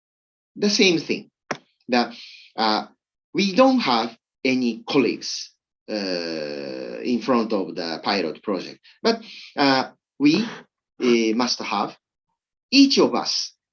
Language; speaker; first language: English; non-native, learner; Japanese